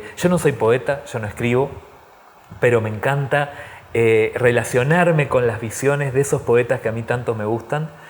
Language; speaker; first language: Spanish; native; Spanish